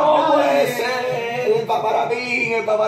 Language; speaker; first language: Spanish; native; Spanish